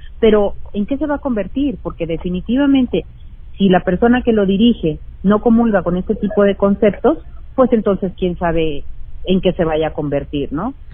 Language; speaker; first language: Spanish; native; Spanish